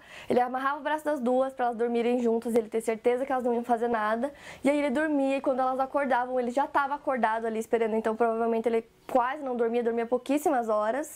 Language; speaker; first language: Portuguese; native; Portuguese